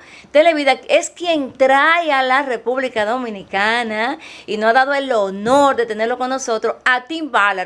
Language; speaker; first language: Spanish; native; Spanish